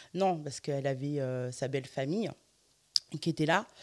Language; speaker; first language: French; early bilingual, other home language; Fula